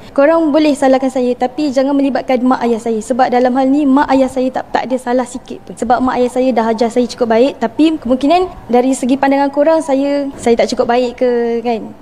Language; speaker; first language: Malay; early bilingual, other home language; Indonesian